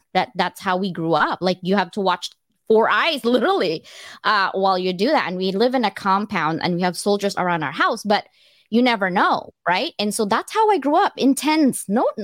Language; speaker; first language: English; early bilingual, other home language; Cebuano